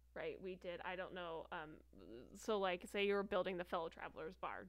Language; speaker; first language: English; native; English